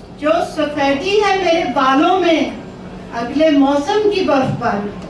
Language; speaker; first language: Urdu; non-native, local second language; Punjabi